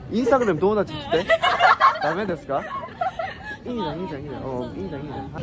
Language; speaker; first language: Japanese; non-native, learner; Korean